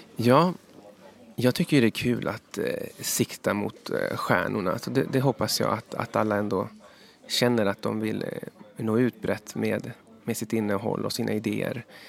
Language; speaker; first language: Swedish; early bilingual, other home language; Spanish